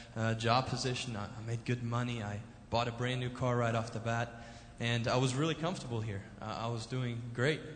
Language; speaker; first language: English; early bilingual, other home language; German